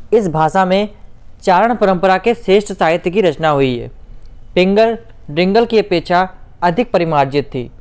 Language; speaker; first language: Hindi; native; Hindi